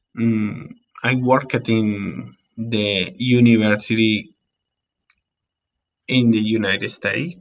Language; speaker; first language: English; non-native, learner; Spanish